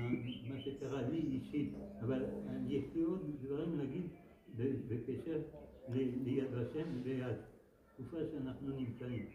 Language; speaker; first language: Hebrew; non-native, fluent; French